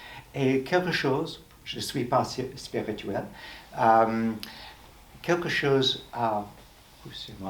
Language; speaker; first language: French; non-native, learner; English